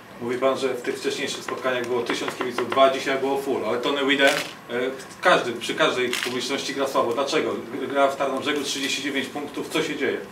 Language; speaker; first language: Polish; non-native, learner; Croatian